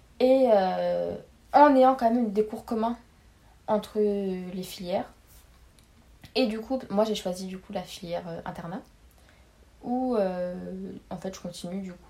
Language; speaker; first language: French; native; French